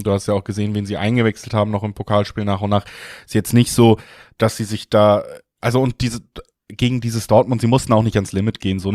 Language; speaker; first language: German; native; German